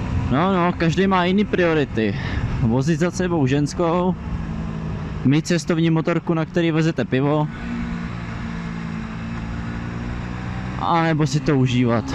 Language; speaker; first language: Czech; native; Czech